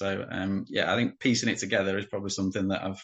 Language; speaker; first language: English; native; English